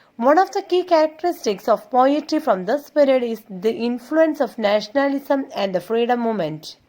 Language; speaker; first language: English; non-native, local second language; Malayalam